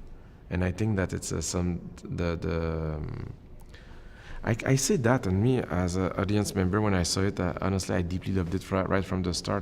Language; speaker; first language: English; non-native, local second language; French